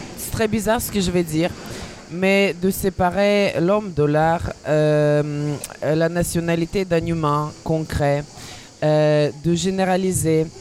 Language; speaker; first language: French; non-native, fluent; Ukrainian